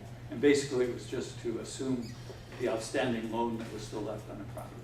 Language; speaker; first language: English; native; English